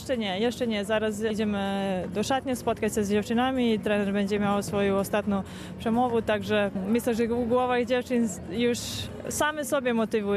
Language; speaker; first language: Polish; non-native, fluent; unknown